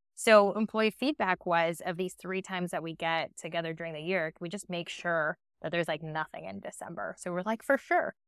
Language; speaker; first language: English; early bilingual, other home language; Spanish